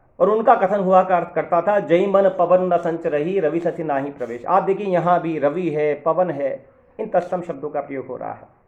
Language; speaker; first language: Hindi; native; Hindi